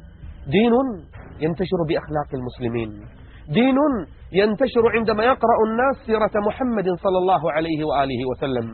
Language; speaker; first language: Arabic; native; Arabic